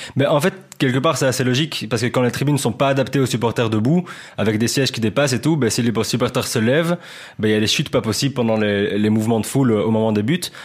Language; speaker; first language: French; native; French